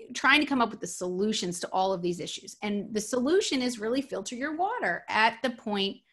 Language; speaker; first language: English; native; English